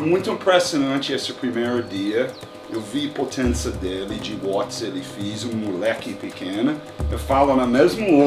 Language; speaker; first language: Portuguese; non-native, learner; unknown